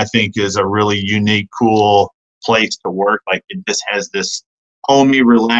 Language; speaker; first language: English; native; English